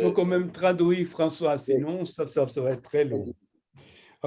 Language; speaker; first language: French; non-native, fluent; Portuguese